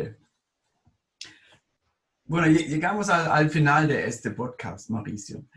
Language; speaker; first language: Spanish; non-native, fluent; German